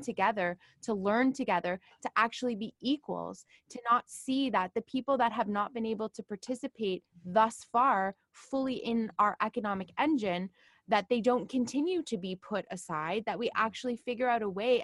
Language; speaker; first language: English; native; English